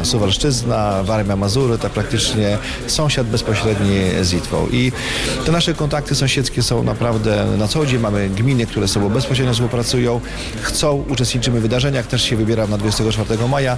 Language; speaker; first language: Polish; native; Polish